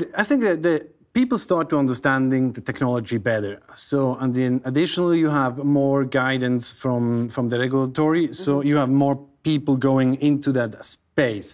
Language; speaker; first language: English; non-native, fluent; German